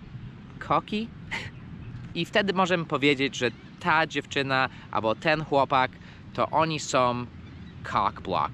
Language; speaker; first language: Polish; non-native, fluent; English